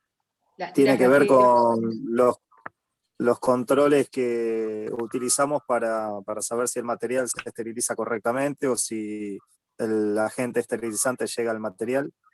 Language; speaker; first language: Spanish; native; Spanish